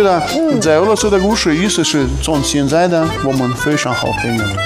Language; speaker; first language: Chinese; non-native, learner; Russian